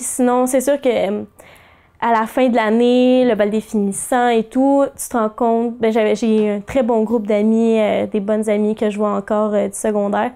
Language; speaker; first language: French; native; French